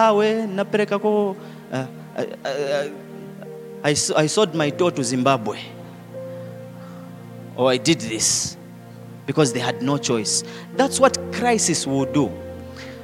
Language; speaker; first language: English; non-native, local second language; Nyanja